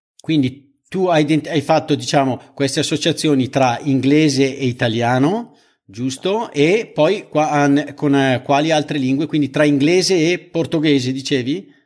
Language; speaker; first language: Italian; native; Italian